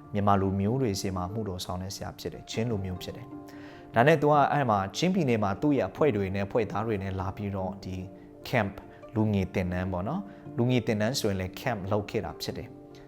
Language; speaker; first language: Burmese; non-native, local second language; Hakha Chin